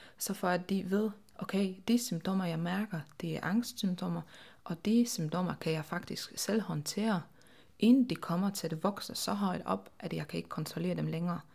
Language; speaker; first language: Danish; non-native, fluent; Polish